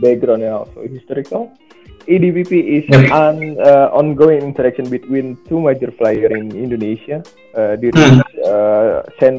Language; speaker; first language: English; non-native, learner; Indonesian